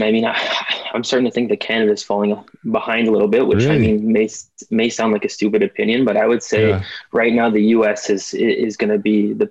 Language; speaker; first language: English; native; English